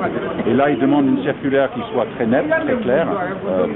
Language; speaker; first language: French; non-native, fluent; English